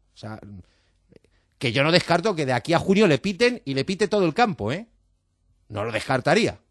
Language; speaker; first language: Spanish; native; Spanish